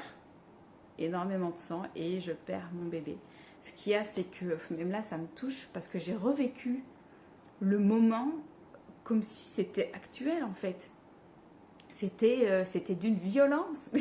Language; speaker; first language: French; native; French